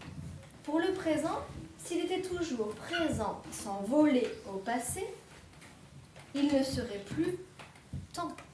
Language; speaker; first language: French; native; French